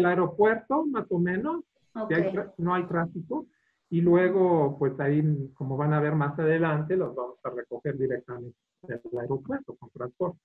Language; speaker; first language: Spanish; non-native, fluent; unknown